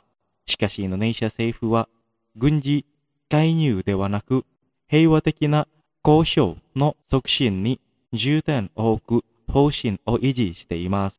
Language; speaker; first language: Japanese; non-native, fluent; Indonesian